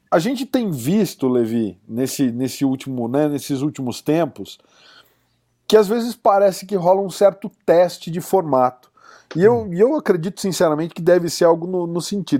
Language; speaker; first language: Portuguese; native; Portuguese